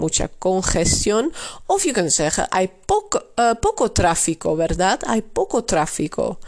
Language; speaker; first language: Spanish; non-native, fluent; Dutch